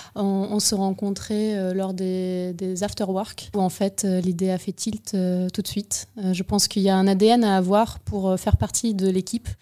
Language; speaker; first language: French; non-native, fluent; Ukrainian